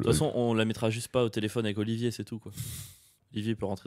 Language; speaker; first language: French; native; French